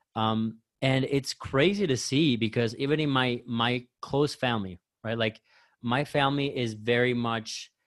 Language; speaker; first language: English; early bilingual, other home language; Spanish